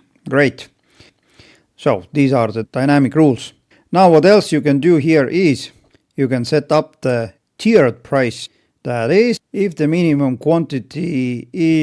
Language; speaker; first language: English; non-native, fluent; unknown